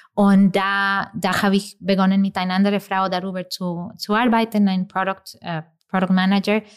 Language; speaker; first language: German; non-native, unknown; Spanish